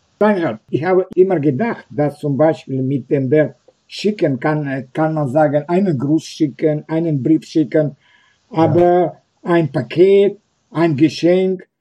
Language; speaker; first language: German; non-native, learner; Russian